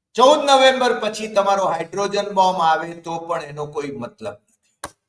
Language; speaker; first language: Gujarati; native; Gujarati